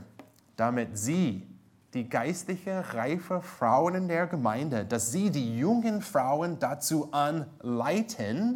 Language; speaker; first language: German; non-native, fluent; English